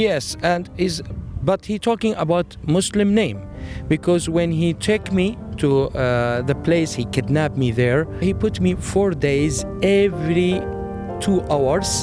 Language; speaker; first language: English; non-native, learner; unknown